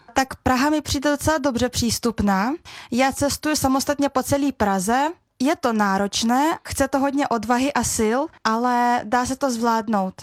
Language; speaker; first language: Czech; early bilingual, other home language; Russian